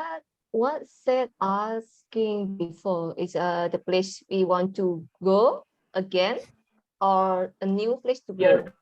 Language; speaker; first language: English; non-native, learner; Indonesian